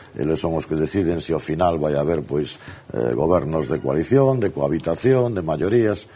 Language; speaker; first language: Galician; non-native, local second language; Spanish